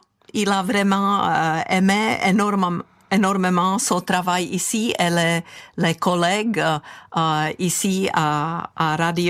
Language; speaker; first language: French; non-native, fluent; Czech